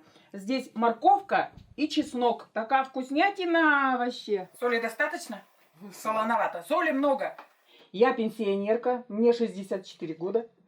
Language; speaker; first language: Russian; native; Russian